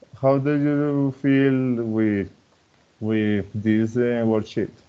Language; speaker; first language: English; non-native, fluent; Spanish